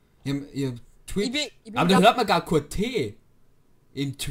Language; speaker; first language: German; native; German